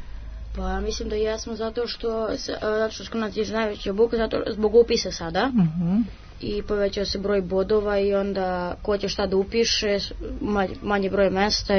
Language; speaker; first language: Serbian; native; Serbian